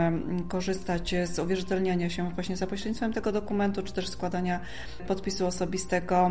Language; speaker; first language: Polish; native; Polish